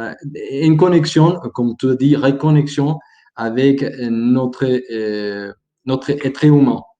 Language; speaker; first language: French; non-native, learner; Spanish